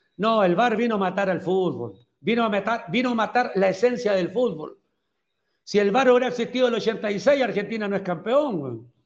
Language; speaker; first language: Spanish; native; Spanish